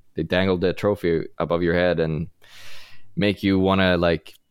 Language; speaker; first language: English; non-native, fluent; Swedish